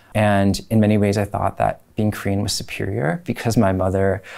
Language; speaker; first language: English; native; English